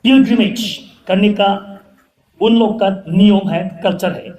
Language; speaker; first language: Hindi; non-native, local second language; Thado Chin